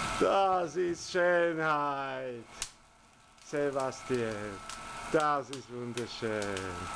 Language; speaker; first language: German; non-native, learner; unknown